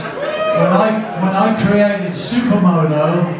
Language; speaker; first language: English; native; English